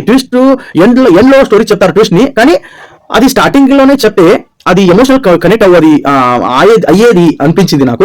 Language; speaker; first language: Telugu; non-native, learner; Kannada